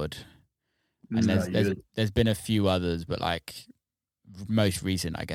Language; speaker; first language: English; native; English